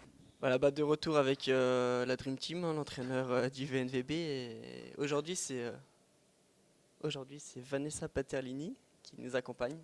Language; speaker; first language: French; native; French